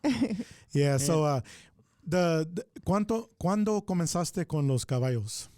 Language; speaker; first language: Spanish; non-native, learner; English